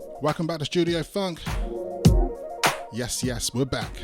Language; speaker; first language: English; native; English